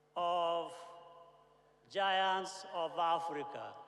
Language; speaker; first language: English; non-native, local second language; Kinyarwanda